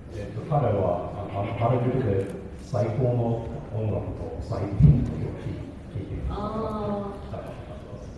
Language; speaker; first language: Japanese; non-native, fluent; English